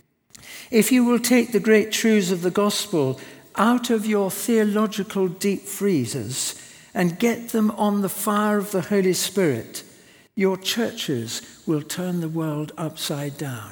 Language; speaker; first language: English; native; English